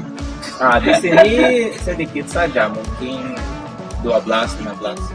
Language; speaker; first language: Indonesian; non-native, fluent; Portuguese